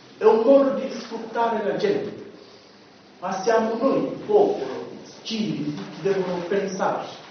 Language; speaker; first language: Italian; non-native, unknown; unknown